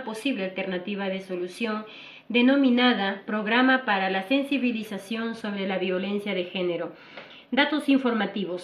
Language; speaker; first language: Spanish; native; Spanish